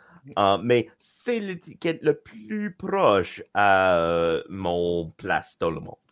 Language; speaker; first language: French; non-native, local second language; English